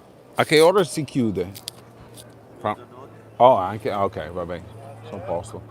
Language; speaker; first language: Italian; non-native, fluent; English